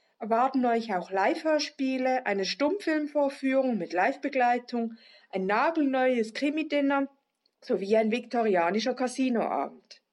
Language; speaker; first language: German; native; German